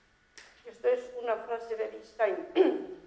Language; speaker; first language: Spanish; native; Spanish